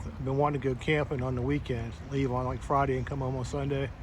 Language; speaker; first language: English; native; English